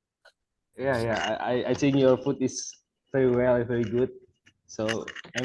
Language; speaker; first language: English; non-native, local second language; Indonesian